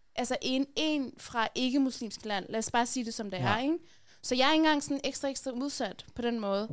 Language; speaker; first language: Danish; early bilingual, other home language; Persian